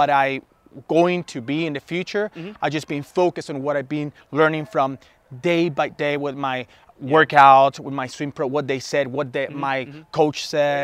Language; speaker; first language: English; non-native, fluent; Spanish